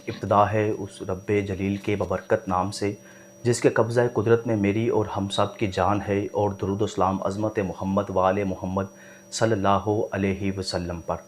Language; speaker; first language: Urdu; non-native, local second language; Punjabi